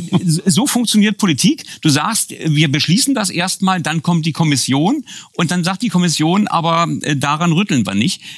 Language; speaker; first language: German; native; German